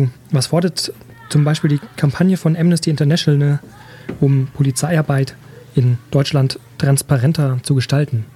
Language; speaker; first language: German; native; German